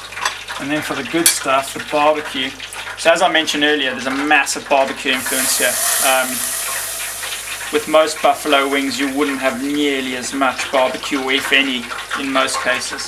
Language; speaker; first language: English; native; English